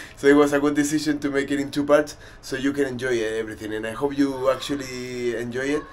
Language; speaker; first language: English; non-native, fluent; Spanish